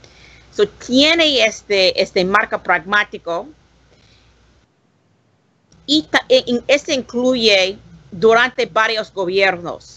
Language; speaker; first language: Spanish; non-native, learner; English